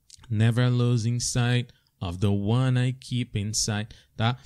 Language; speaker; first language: English; non-native, fluent; Portuguese